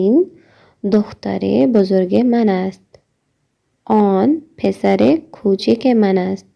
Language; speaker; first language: Persian; non-native, fluent; Urdu